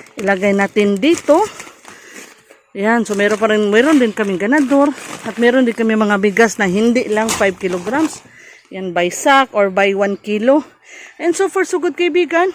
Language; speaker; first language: Filipino; non-native, local second language; Cebuano